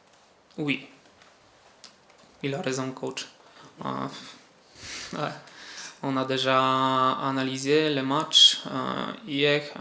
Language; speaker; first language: French; non-native, fluent; Polish